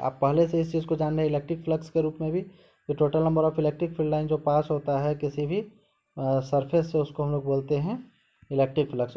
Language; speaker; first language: Hindi; native; Hindi